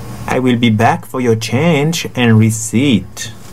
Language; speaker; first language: English; non-native, fluent; French